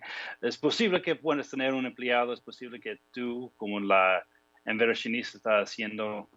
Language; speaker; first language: Spanish; non-native, fluent; English